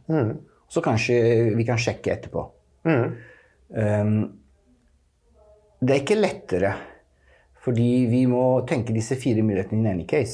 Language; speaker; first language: Norwegian; non-native, fluent; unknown